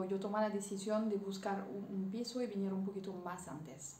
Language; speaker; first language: Spanish; non-native, learner; French